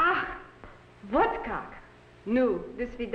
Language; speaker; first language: Russian; non-native, learner; English